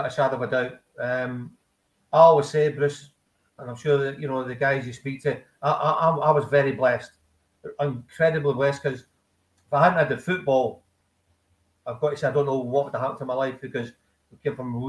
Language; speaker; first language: English; native; English